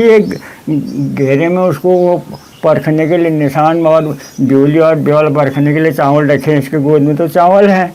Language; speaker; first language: Hindi; non-native, local second language; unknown